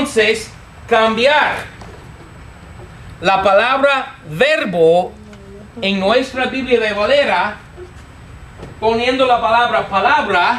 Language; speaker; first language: Spanish; non-native, fluent; English